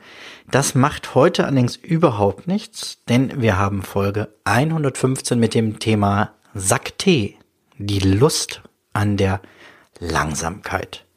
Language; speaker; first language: German; native; German